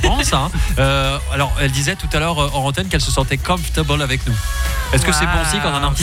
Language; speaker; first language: French; native; French